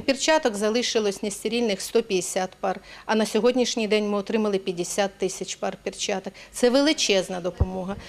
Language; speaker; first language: Ukrainian; native; Ukrainian